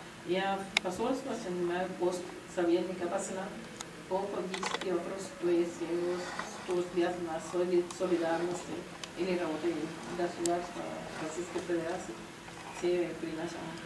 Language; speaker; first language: Russian; non-native, learner; Spanish